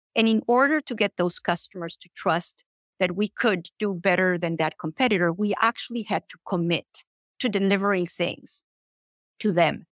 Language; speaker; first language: English; non-native, fluent; Spanish